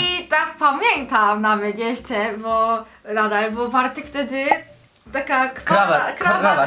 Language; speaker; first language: Polish; non-native, learner; Korean